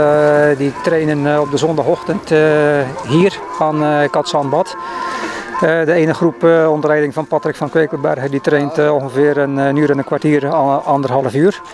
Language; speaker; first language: Dutch; native; Dutch